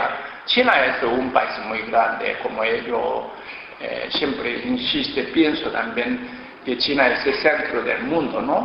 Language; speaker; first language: Spanish; non-native, learner; Korean